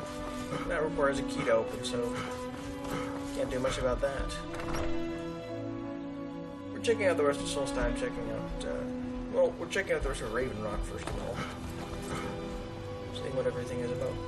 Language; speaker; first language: English; native; English